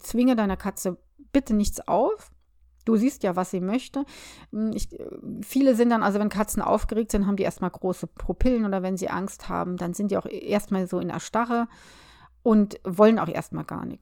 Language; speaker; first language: German; native; German